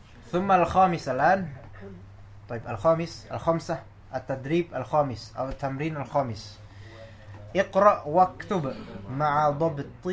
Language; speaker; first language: Arabic; non-native, fluent; Indonesian